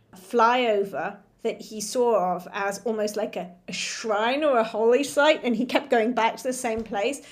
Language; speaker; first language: English; native; English